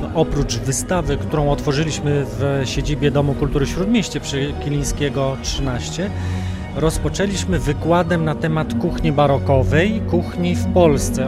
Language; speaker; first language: Polish; native; Polish